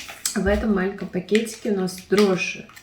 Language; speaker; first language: Russian; non-native, fluent; Ukrainian